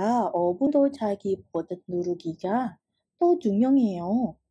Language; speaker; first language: Korean; non-native, fluent; Indonesian